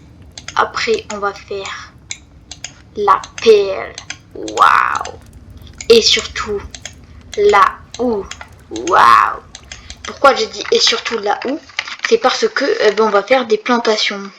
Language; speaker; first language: French; native; French